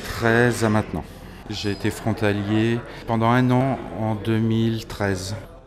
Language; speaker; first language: French; native; French